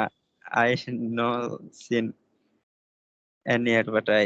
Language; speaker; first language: English; non-native, learner; Hindi